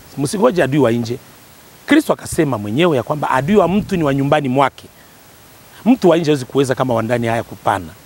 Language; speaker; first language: Swahili; native; Swahili